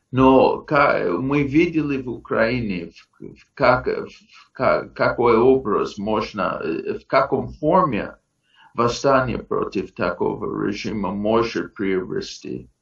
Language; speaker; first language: Russian; non-native, fluent; English